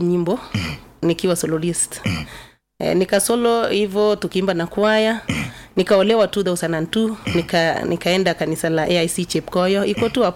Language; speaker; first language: Swahili; non-native, local second language; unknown